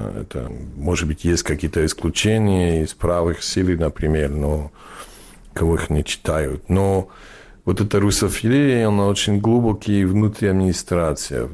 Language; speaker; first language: Russian; non-native, fluent; English